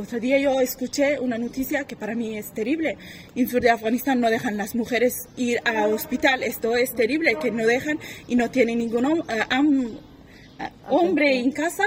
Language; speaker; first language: Spanish; non-native, learner; Persian